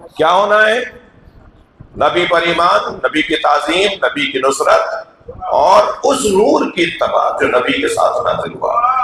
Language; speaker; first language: Urdu; native; Urdu